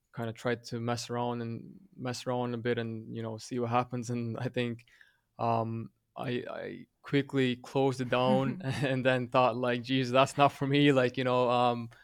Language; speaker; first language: English; non-native, fluent; Latvian